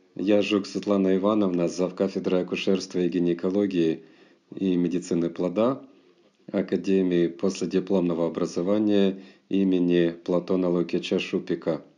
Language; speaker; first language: Russian; native; Russian